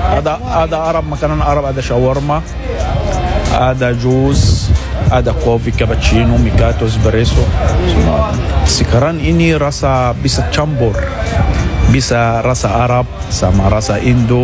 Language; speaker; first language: Indonesian; non-native, learner; Arabic